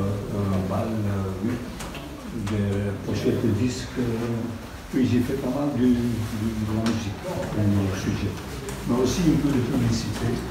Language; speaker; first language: French; non-native, local second language; Dutch